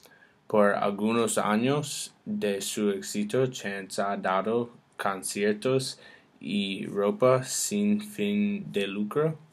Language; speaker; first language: Spanish; non-native, learner; English